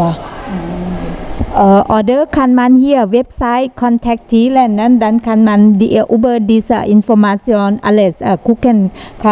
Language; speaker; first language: German; non-native, learner; Thai